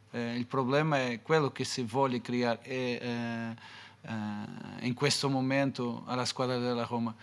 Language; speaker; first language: Italian; non-native, fluent; Portuguese